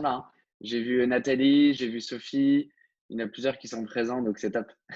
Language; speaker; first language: French; native; French